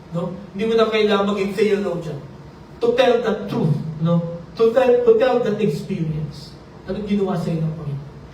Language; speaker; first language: Filipino; non-native, local second language; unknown